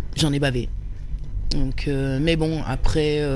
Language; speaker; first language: French; native; French